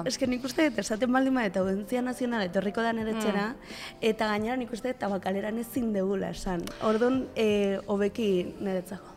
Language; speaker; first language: Basque; non-native, local second language; Spanish